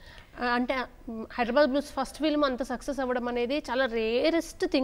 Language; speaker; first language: Telugu; native; Telugu